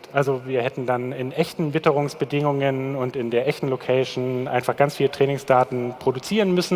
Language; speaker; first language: German; native; German